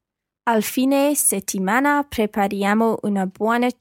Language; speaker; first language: Italian; non-native, learner; English